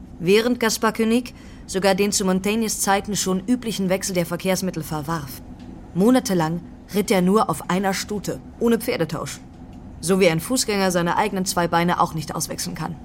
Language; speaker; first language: German; native; German